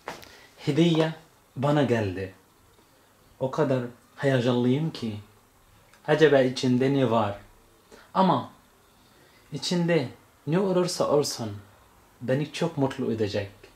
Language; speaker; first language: Turkish; non-native, fluent; Arabic